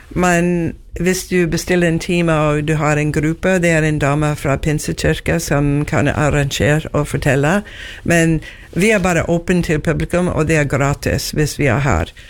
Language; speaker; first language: Norwegian; non-native, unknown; English